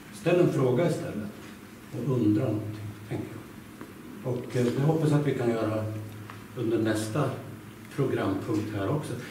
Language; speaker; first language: Swedish; native; Swedish